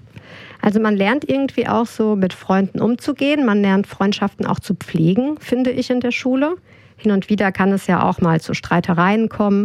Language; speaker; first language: German; native; German